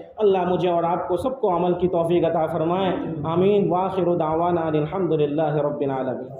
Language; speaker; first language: Urdu; non-native, local second language; Gujarati